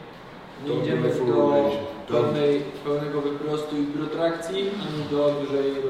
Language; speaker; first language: Polish; native; Polish